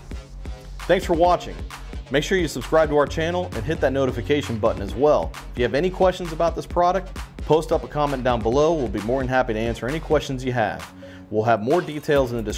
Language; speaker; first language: English; native; English